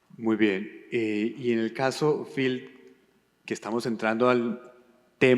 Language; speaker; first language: Spanish; native; Spanish